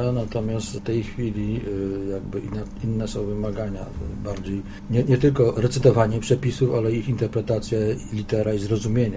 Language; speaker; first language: Polish; native; Polish